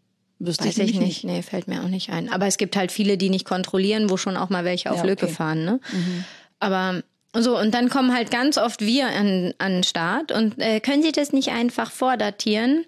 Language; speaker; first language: German; native; German